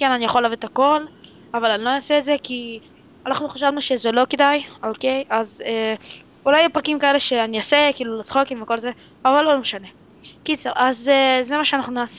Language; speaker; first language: Hebrew; native; Hebrew